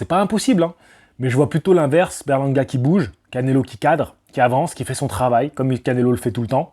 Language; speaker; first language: French; native; French